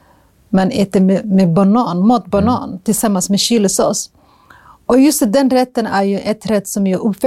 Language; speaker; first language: Swedish; non-native, fluent; Somali